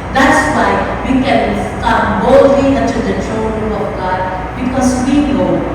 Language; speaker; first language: English; non-native, local second language; Filipino